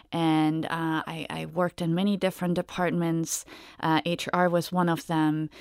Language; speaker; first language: English; non-native, fluent; German